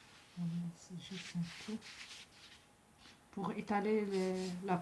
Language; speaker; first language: French; non-native, local second language; Arabic